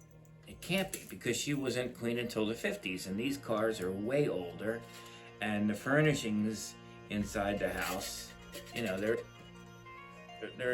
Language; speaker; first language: English; native; English